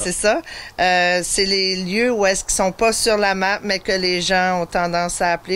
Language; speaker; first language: French; native; French